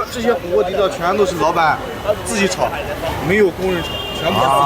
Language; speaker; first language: Chinese; native; Chinese